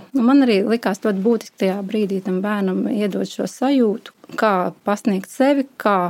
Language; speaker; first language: Latvian; native; Latvian